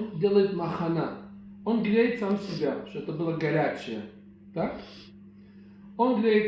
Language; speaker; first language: Russian; early bilingual, heritage; Russian